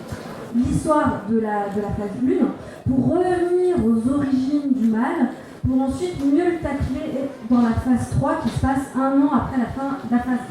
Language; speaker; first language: French; native; French